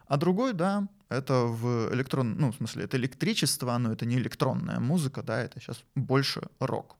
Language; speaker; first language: Russian; native; Russian